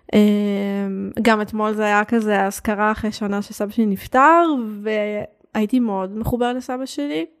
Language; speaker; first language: Hebrew; native; Hebrew